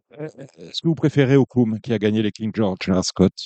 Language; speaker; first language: French; native; French